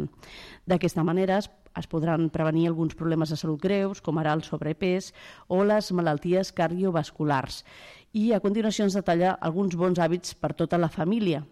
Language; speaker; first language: Catalan; native; Catalan